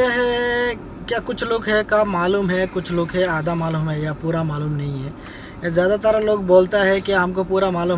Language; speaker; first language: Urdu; non-native, learner; Bangla